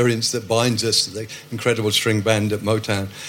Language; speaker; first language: English; native; English